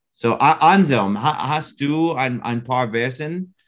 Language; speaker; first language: German; non-native, learner; English